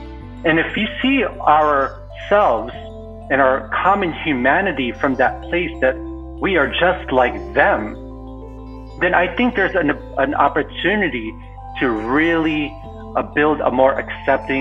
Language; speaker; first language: English; early bilingual, other home language; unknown